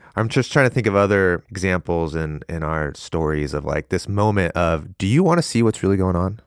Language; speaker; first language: English; native; English